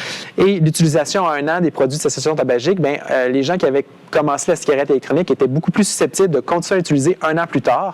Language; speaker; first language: French; native; French